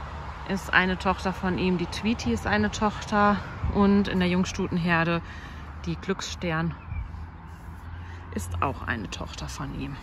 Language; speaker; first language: German; native; German